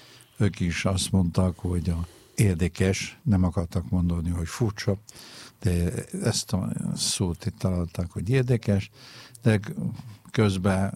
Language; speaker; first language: Hungarian; non-native, fluent; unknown